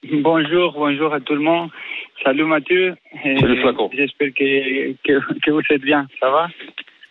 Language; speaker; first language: French; non-native, fluent; Spanish